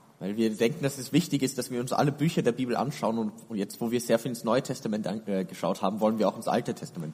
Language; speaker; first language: German; native; German